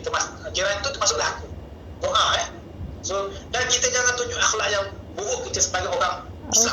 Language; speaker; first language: Malay; native; Malay